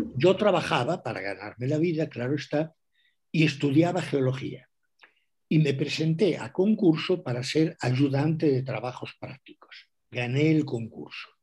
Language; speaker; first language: Spanish; non-native, local second language; Galician